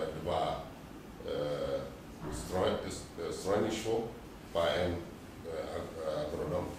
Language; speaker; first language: Slovenian; non-native, fluent; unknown